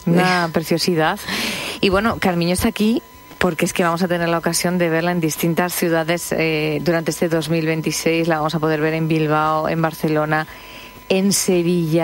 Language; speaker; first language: Spanish; native; Spanish